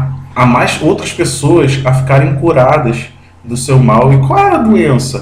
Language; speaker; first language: Portuguese; native; Portuguese